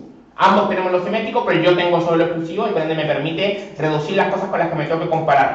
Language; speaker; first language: Spanish; native; Spanish